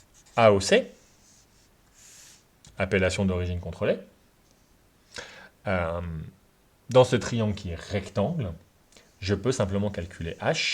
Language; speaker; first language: French; native; French